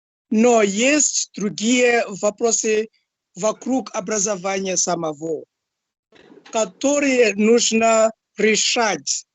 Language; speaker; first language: Russian; non-native, fluent; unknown